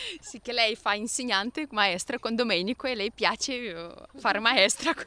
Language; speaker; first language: Italian; non-native, learner; Russian